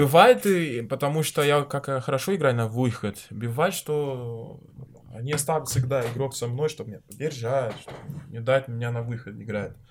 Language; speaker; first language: Russian; non-native, learner; Portuguese